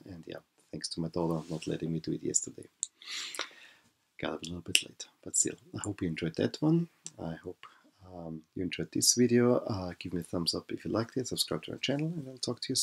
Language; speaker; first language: English; non-native, fluent; German